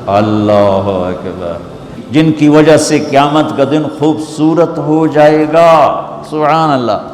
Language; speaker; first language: Urdu; non-native, local second language; Punjabi